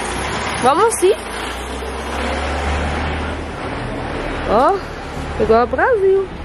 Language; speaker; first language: Portuguese; non-native, learner; Dutch